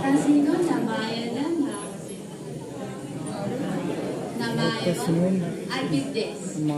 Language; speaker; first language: Japanese; non-native, learner; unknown